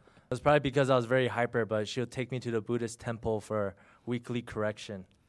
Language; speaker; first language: English; early bilingual, other home language; Chinese